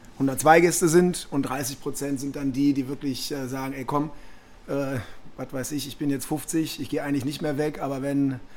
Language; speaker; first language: German; native; German